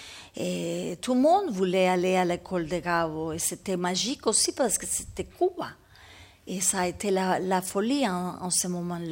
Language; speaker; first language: French; non-native, learner; Spanish